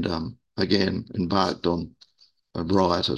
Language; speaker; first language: English; native; English